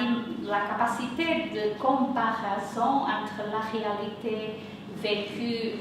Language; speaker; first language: French; non-native, fluent; Portuguese